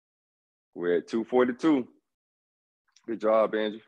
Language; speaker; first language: English; native; English